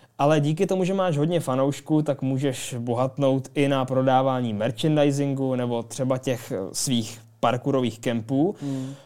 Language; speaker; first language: Czech; native; Czech